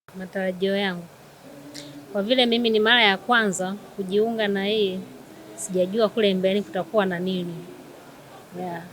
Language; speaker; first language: Swahili; native; Swahili